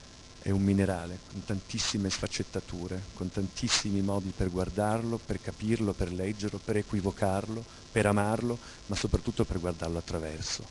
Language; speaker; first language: Italian; native; Italian